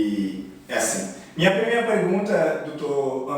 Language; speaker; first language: Portuguese; non-native, learner; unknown